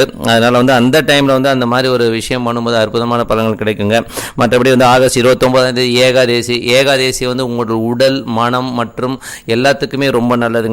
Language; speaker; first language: Tamil; native; Tamil